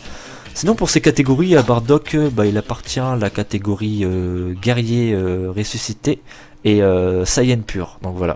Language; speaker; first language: French; native; French